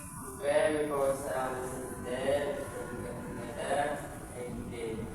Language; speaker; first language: English; non-native, learner; Indonesian